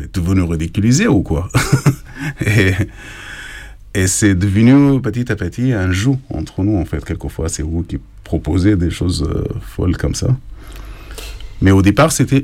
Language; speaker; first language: French; non-native, fluent; Arabic